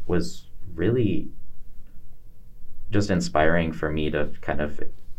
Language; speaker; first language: English; native; English